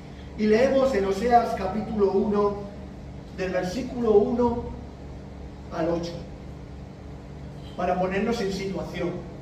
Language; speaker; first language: Spanish; native; Spanish